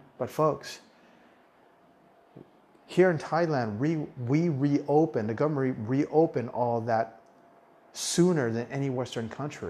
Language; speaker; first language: English; early bilingual, other home language; Min Nan Chinese